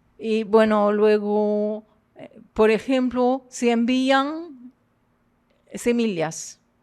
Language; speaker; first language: Spanish; non-native, fluent; French